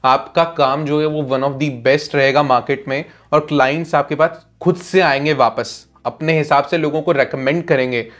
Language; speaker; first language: Hindi; native; Hindi